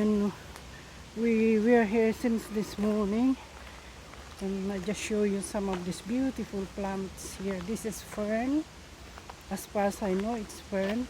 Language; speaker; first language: English; non-native, fluent; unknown